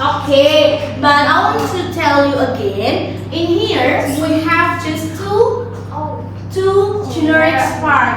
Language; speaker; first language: English; non-native, learner; Indonesian